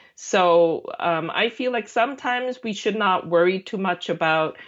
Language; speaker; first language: English; non-native, fluent; Korean